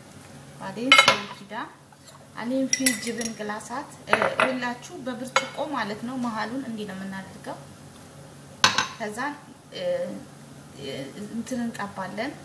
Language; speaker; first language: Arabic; non-native, learner; Amharic